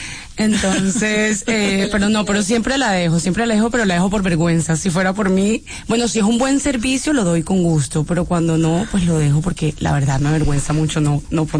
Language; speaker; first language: Spanish; native; Spanish